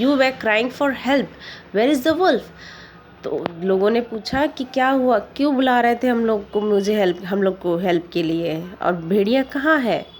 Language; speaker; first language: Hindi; native; Hindi